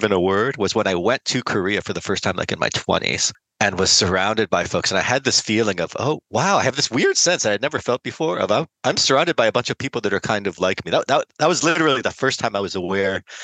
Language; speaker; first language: English; native; English